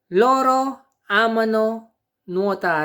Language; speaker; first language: Italian; non-native, fluent; Filipino